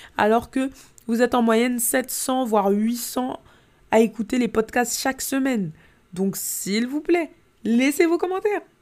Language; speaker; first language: French; native; French